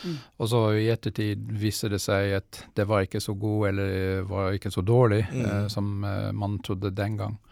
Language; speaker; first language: Norwegian; non-native, fluent; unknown